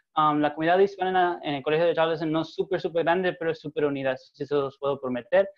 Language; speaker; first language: Spanish; early bilingual, heritage; Spanish